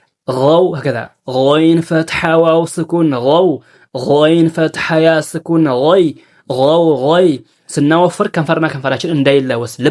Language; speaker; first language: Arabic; non-native, fluent; Amharic